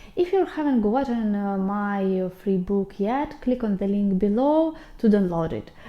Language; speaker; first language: English; non-native, fluent; Russian